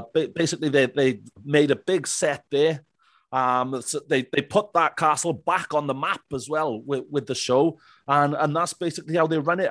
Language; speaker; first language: English; native; English